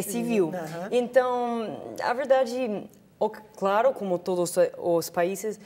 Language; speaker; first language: Portuguese; non-native, fluent; English